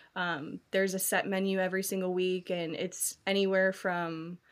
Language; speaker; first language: English; native; English